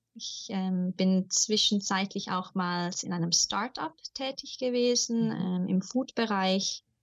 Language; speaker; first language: German; early bilingual, heritage; German